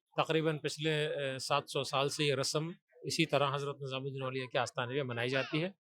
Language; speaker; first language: Hindi; native; Hindi